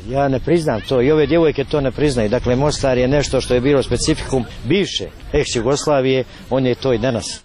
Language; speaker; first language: Croatian; native; Croatian